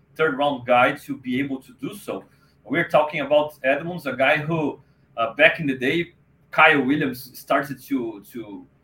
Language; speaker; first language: English; non-native, fluent; Portuguese